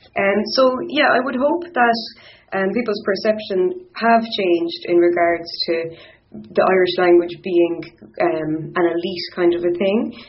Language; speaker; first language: English; non-native, local second language; Irish